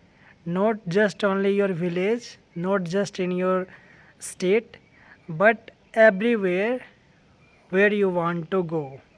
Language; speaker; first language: English; non-native, learner; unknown